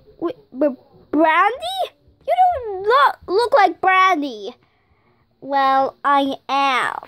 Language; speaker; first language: English; native; English